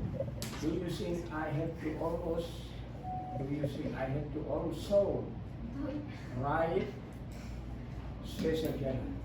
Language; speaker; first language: English; non-native, fluent; Indonesian